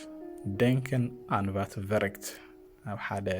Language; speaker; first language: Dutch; non-native, fluent; Tigrinya